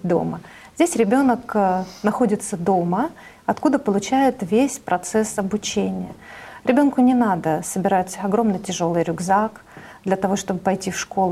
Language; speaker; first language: Russian; native; Russian